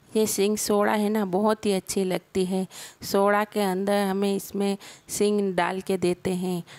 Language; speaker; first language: Hindi; non-native, local second language; Gujarati